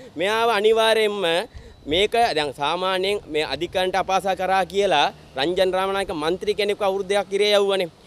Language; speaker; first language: Sinhala; native; Sinhala